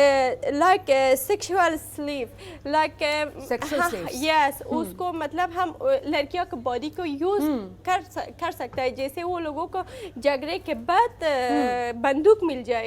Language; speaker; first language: Hindi; non-native, learner; Persian